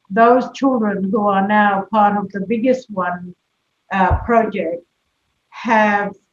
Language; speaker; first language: English; non-native, local second language; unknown